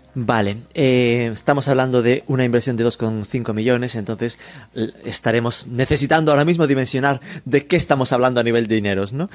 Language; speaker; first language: Spanish; native; Spanish